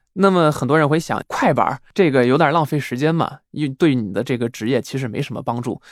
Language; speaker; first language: Chinese; non-native, fluent; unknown